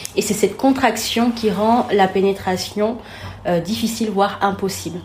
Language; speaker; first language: French; non-native, local second language; Wolof